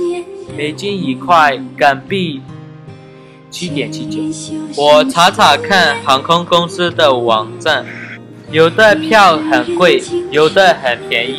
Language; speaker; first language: Chinese; non-native, learner; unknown